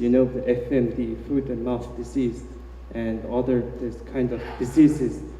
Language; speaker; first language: English; non-native, fluent; Mongolian